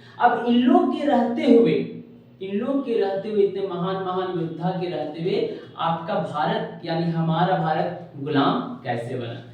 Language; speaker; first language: Hindi; native; Hindi